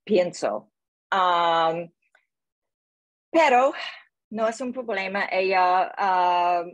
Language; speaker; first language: Spanish; non-native, learner; English